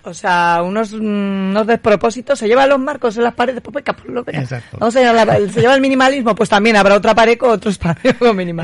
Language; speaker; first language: Spanish; native; Spanish